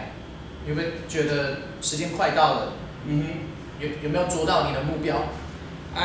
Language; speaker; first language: Chinese; non-native, fluent; English